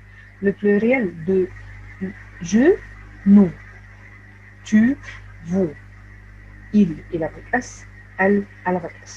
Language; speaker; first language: French; non-native, fluent; Arabic